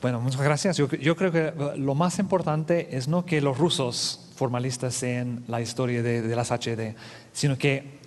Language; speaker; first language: Spanish; non-native, fluent; English